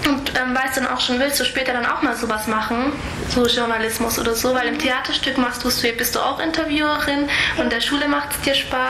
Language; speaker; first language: German; native; German